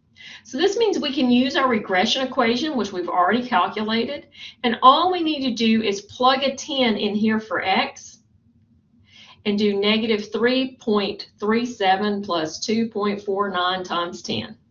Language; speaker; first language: English; native; English